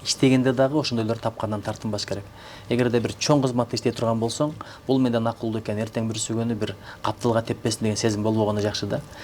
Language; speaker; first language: Kyrgyz; native; Kyrgyz